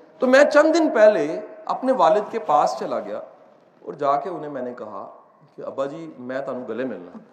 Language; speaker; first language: Urdu; non-native, local second language; Punjabi